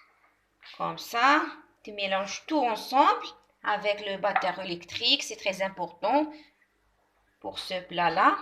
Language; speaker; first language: French; non-native, local second language; Arabic